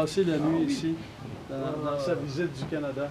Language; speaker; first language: French; native; French